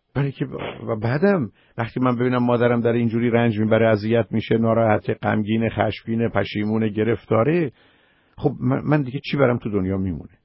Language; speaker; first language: Persian; native; Persian